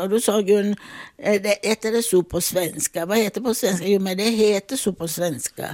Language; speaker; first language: Swedish; non-native, fluent; Italian